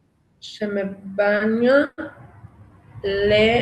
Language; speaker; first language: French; non-native, learner; Spanish